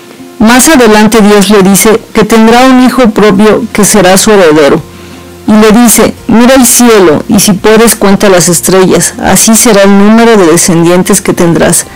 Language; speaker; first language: Spanish; native; Spanish